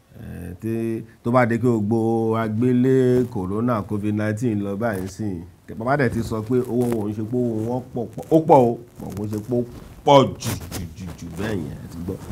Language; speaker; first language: Yoruba; native; Yoruba